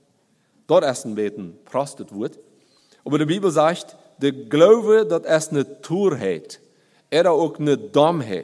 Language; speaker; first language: German; non-native, learner; Plautdietsch